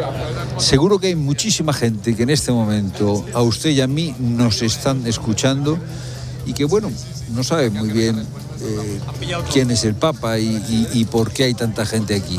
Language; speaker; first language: Spanish; native; Spanish